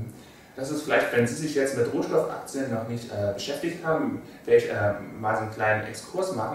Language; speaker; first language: German; native; German